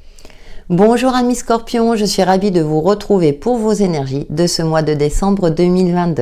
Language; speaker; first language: French; native; French